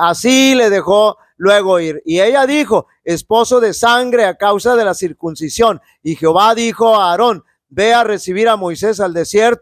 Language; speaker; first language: Spanish; native; Spanish